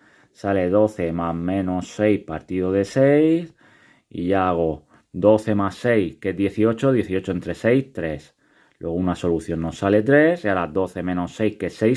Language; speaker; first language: Spanish; native; Spanish